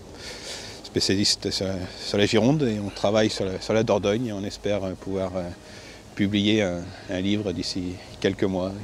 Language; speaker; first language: French; native; French